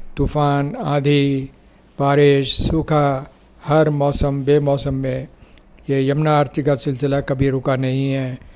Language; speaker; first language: Hindi; native; Hindi